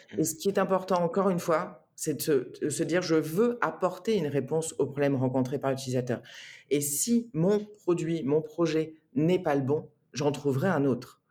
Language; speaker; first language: French; native; French